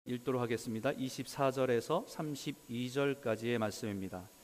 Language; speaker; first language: Korean; native; Korean